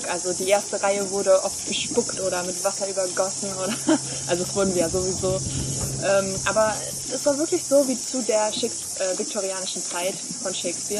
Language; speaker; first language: German; native; German